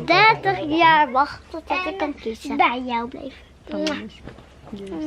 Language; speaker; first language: Dutch; early bilingual, other home language; Turkish